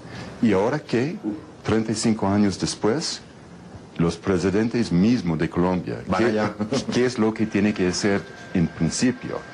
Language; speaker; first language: Spanish; non-native, fluent; English